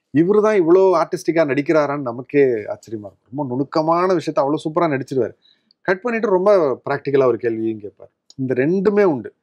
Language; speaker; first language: Tamil; native; Tamil